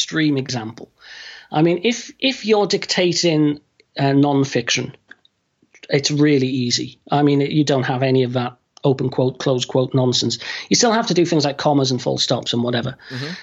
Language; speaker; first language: English; native; English